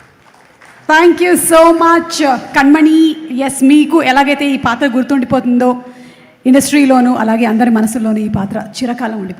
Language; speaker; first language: Telugu; native; Telugu